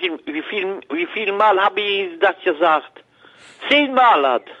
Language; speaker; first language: German; non-native, learner; French